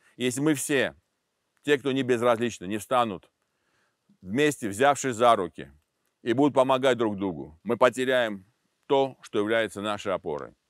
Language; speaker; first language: Russian; non-native, local second language; Armenian